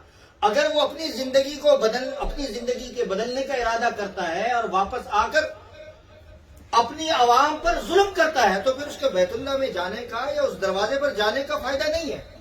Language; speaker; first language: Urdu; native; Urdu